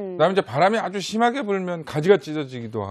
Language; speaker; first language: Korean; native; Korean